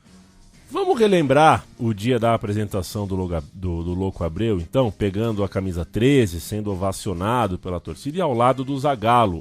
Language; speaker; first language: Portuguese; native; Portuguese